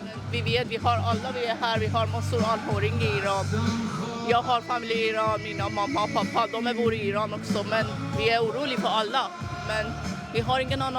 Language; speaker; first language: Swedish; non-native, learner; Persian